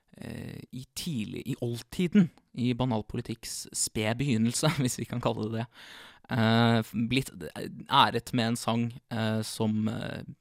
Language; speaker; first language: Norwegian; native; Norwegian